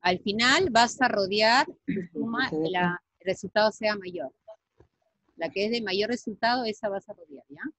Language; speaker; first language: Spanish; native; Spanish